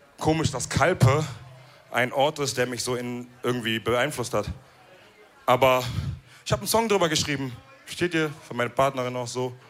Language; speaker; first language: German; early bilingual, other home language; Wolof